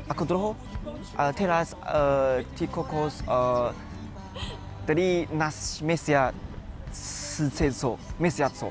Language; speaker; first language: Slovak; non-native, learner; Chinese